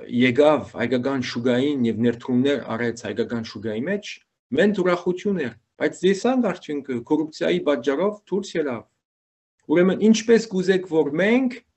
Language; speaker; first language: Armenian; native; Armenian